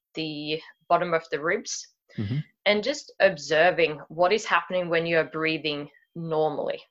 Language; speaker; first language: English; non-native, fluent; Swedish